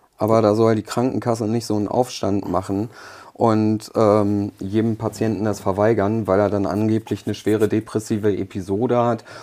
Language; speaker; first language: German; early bilingual, other home language; Polish